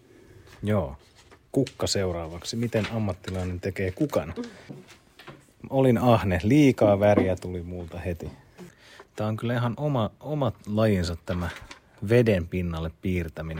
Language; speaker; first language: Finnish; native; Finnish